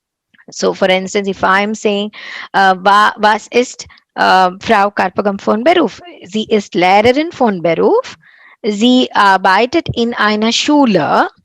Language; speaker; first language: German; non-native, fluent; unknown